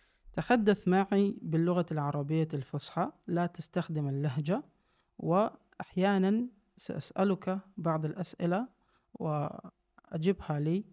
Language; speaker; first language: Arabic; non-native, fluent; Uzbek